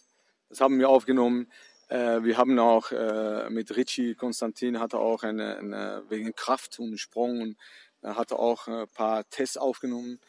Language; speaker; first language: German; non-native, fluent; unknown